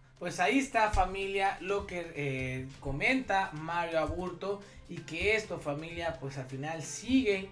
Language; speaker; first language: Spanish; native; Spanish